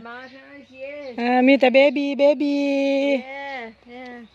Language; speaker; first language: English; non-native, learner; Thai